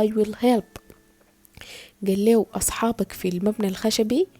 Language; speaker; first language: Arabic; native; Arabic